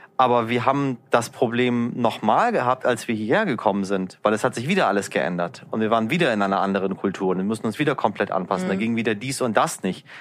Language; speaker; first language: German; early bilingual, other home language; Persian